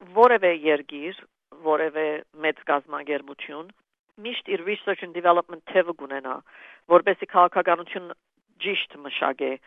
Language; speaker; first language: Armenian; early bilingual, heritage; Armenian